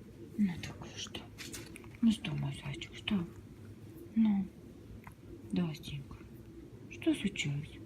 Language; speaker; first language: Russian; native; Russian